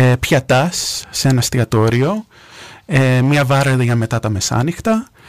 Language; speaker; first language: Greek; early bilingual, heritage; Greek